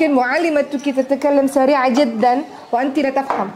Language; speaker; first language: Arabic; non-native, learner; Indonesian